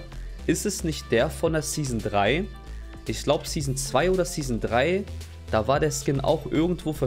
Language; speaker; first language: German; native; German